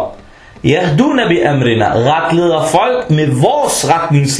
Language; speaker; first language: Danish; early bilingual, other home language; Arabic